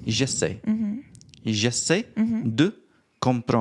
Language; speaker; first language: French; non-native, learner; English